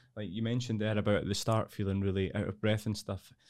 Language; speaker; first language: English; native; English